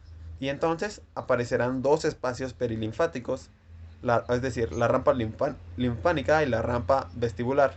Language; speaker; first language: Spanish; native; Spanish